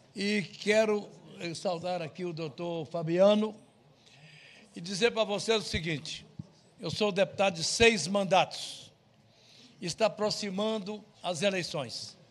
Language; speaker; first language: Portuguese; native; Portuguese